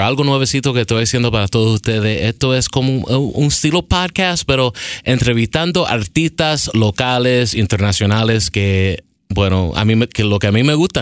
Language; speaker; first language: Spanish; early bilingual, other home language; English